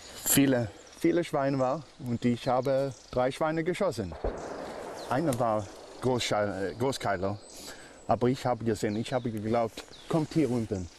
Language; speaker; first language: German; non-native, learner; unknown